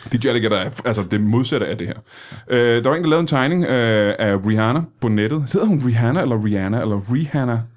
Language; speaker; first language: Danish; native; Danish